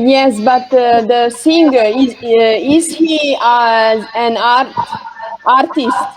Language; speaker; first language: English; non-native, learner; Hungarian